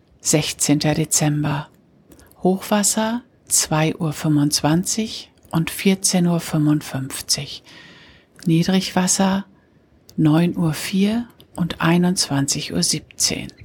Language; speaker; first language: German; native; German